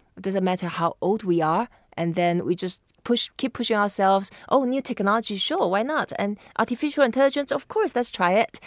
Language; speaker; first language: English; non-native, fluent; Chinese